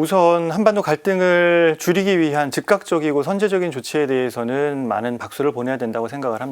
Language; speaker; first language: Korean; native; Korean